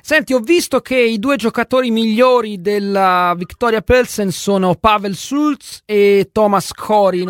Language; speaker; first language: Italian; native; Italian